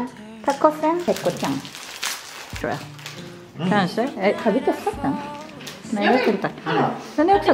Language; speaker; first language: Swedish; non-native, learner; Japanese